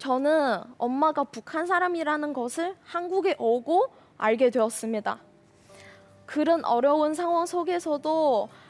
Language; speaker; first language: Korean; non-native, fluent; Chinese